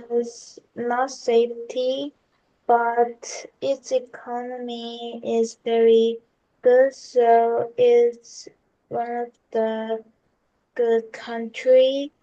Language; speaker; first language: English; non-native, learner; Korean